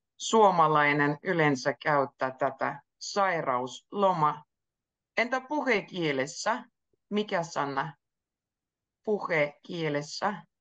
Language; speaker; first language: Finnish; native; Finnish